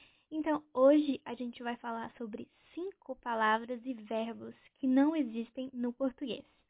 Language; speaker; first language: Portuguese; native; Portuguese